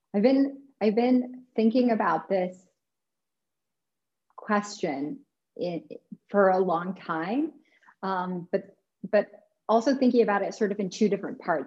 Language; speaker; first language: English; native; English